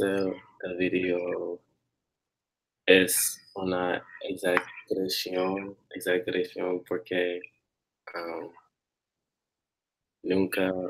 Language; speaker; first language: Spanish; non-native, learner; English